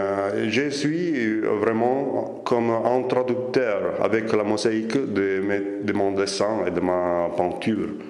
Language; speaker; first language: French; non-native, fluent; Italian